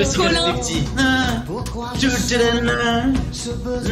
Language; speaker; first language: French; native; French